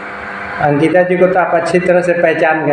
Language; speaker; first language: Hindi; native; Hindi